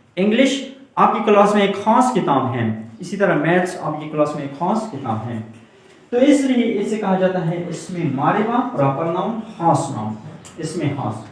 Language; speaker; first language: Urdu; non-native, local second language; Pashto